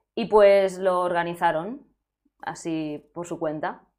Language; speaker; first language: Spanish; native; Spanish